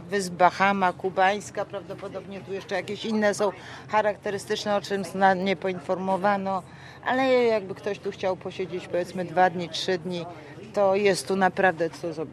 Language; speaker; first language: Polish; native; Polish